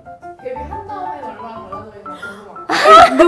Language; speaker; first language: Korean; native; Korean